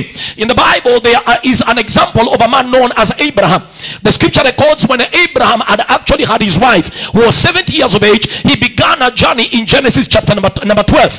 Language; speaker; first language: English; non-native, local second language; Swahili